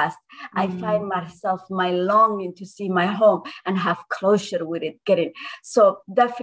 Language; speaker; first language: English; non-native, fluent; Somali